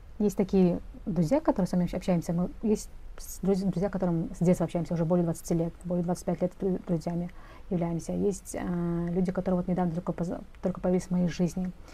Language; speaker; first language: Russian; non-native, local second language; Kazakh